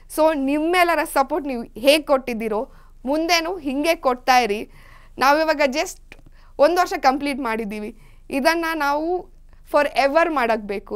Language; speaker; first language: Kannada; non-native, local second language; Konkani